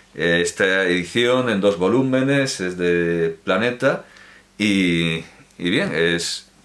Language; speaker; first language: Spanish; native; Spanish